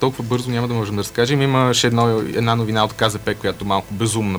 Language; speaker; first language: Bulgarian; native; Bulgarian